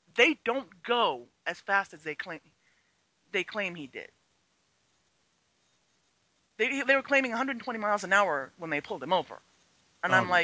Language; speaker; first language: English; early bilingual, other home language; Chinese